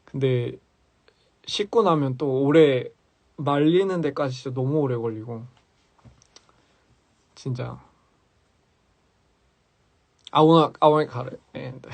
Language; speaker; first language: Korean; early bilingual, heritage; English